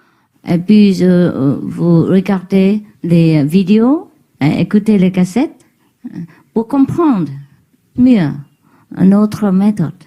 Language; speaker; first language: French; non-native, learner; Chinese